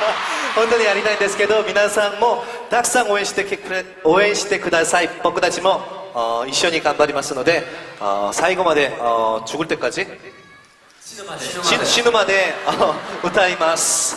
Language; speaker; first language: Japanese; non-native, fluent; Korean